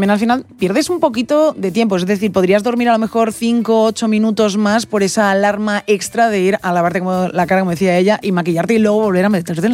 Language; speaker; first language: Spanish; native; Spanish